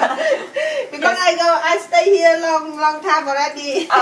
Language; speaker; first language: English; non-native, learner; Vietnamese